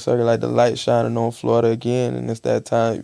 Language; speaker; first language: English; native; English